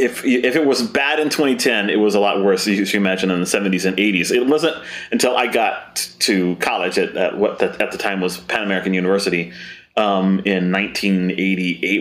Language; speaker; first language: English; native; English